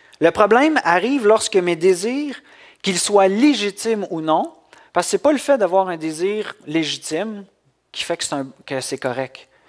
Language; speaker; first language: French; native; French